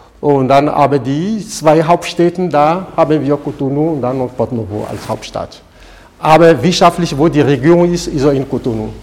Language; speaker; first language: German; non-native, fluent; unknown